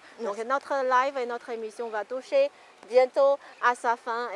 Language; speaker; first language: French; non-native, fluent; Chinese